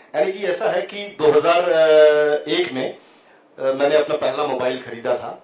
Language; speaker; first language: Hindi; native; Hindi